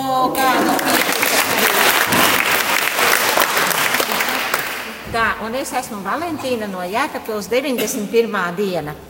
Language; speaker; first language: Latvian; native; Latvian